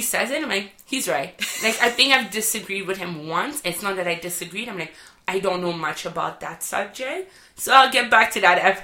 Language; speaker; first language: English; non-native, fluent; French